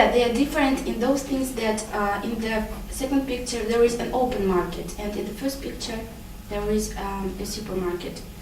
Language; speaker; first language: English; non-native, learner; Russian